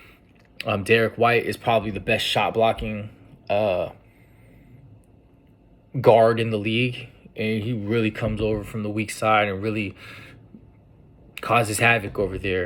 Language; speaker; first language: English; native; English